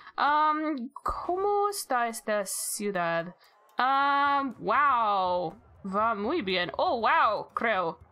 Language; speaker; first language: Spanish; non-native, learner; English